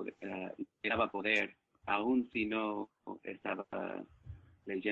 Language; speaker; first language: Spanish; non-native, fluent; English